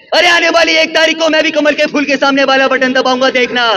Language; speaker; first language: Hindi; native; Hindi